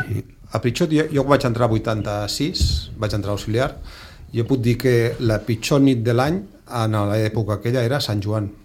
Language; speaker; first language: Catalan; native; Catalan